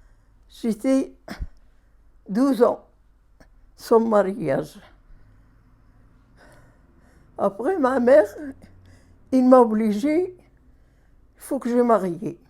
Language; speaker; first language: French; non-native, learner; Arabic